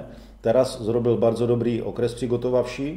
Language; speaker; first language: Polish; non-native, learner; Czech